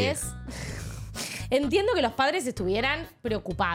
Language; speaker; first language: Spanish; native; Spanish